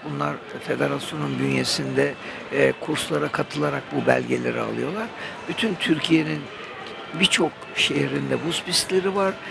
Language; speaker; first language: Turkish; native; Turkish